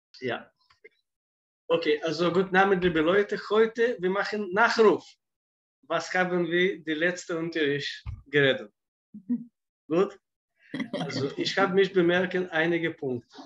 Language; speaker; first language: German; non-native, fluent; Russian